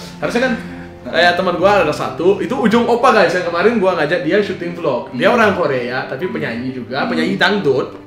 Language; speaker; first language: Indonesian; non-native, fluent; Russian